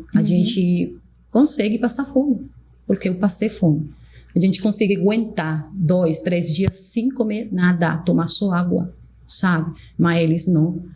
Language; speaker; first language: Portuguese; non-native, fluent; Spanish